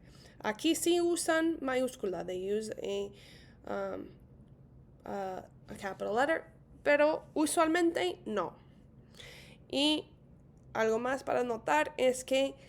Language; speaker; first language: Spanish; non-native, fluent; English